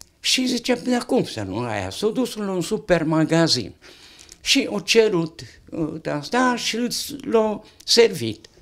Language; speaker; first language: Romanian; native; Romanian